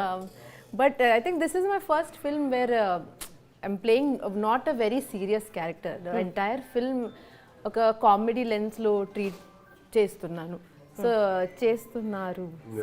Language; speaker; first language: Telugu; non-native, learner; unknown